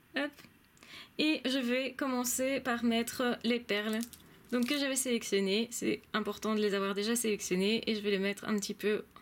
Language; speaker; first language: French; native; French